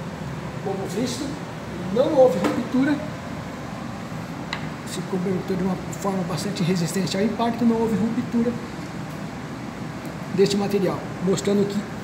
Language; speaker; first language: Portuguese; native; Portuguese